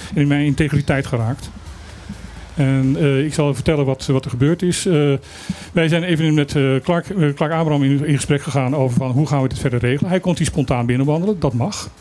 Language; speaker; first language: Dutch; native; Dutch